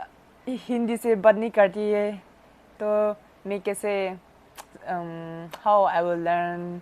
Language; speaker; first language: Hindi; non-native, local second language; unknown